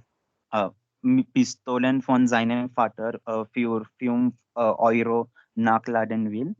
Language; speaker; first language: German; non-native, learner; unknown